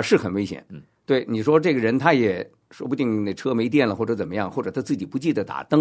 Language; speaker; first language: Chinese; native; Chinese